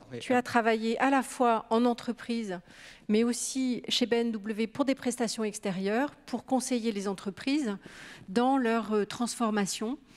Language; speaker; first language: French; native; French